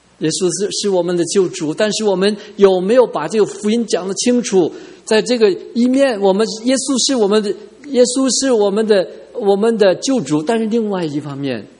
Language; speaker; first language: Chinese; non-native, local second language; Cantonese